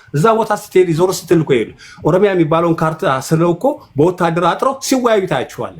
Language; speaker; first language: Amharic; native; Amharic